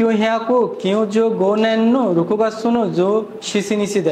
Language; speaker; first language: Japanese; non-native, learner; Bangla